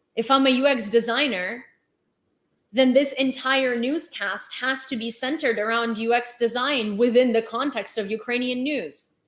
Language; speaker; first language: English; non-native, fluent; Ukrainian